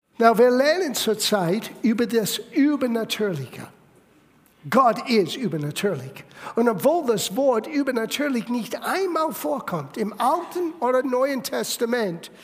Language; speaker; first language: German; non-native, fluent; English